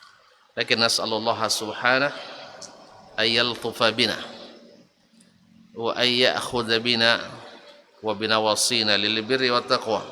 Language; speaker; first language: Arabic; non-native, fluent; Indonesian